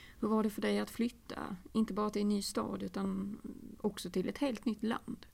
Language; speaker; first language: Swedish; native; Swedish